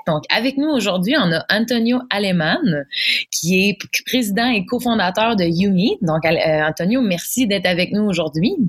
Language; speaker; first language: French; native; French